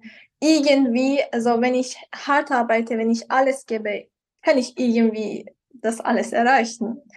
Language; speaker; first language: German; non-native, fluent; Persian